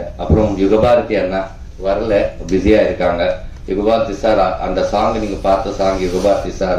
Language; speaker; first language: Tamil; non-native, learner; Telugu